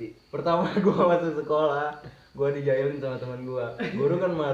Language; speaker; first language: Malay; native; Malay